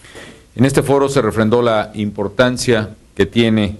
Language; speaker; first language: Spanish; native; Spanish